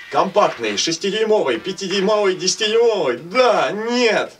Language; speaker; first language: Russian; native; Russian